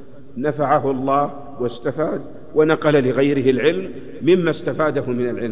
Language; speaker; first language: Arabic; native; Arabic